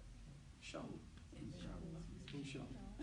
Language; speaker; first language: Arabic; non-native, fluent; English